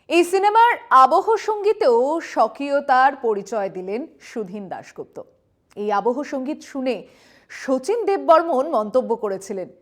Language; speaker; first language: Bangla; native; Bangla